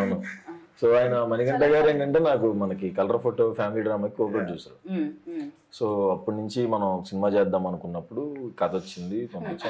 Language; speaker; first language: Telugu; native; Telugu